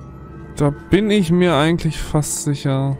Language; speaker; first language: German; native; German